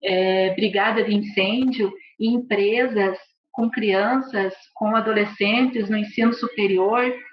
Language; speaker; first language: Portuguese; native; Portuguese